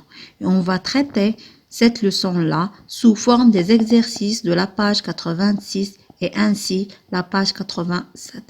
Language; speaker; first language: French; non-native, local second language; Arabic